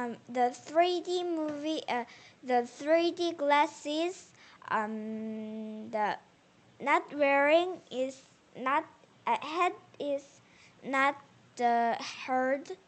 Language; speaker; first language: English; non-native, learner; Korean